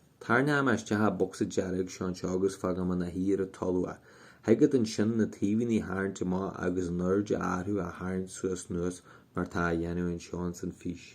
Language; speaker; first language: Irish; native; Irish